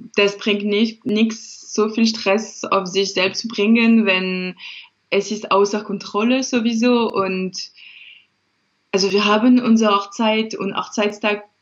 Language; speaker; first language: German; non-native, fluent; French